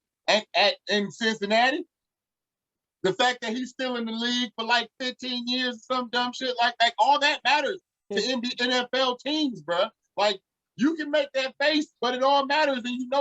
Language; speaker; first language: English; native; English